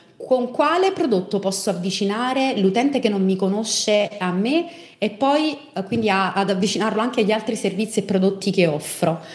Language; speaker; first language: Italian; native; Italian